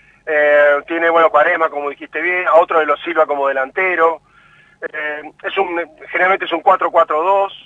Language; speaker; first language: Spanish; native; Spanish